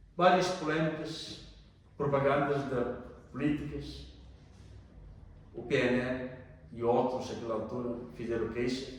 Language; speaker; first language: Portuguese; non-native, learner; Bangla